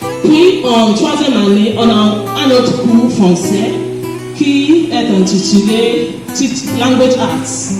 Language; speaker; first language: French; non-native, fluent; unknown